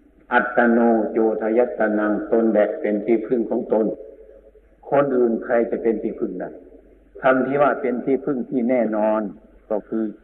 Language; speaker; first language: Thai; native; Thai